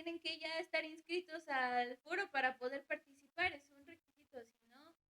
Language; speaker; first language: Spanish; native; Spanish